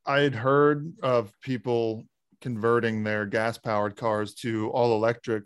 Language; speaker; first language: English; native; English